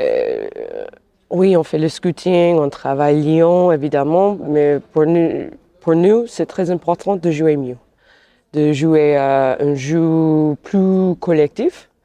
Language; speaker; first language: French; non-native, fluent; English